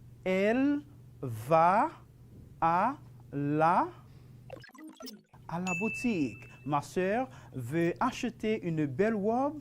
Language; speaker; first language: French; non-native, fluent; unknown